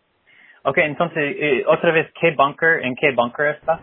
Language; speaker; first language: Spanish; non-native, fluent; English